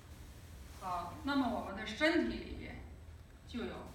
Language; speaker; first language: Chinese; native; Chinese